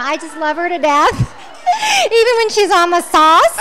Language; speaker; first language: English; native; English